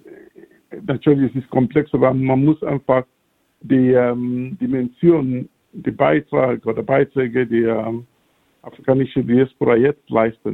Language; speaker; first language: German; non-native, fluent; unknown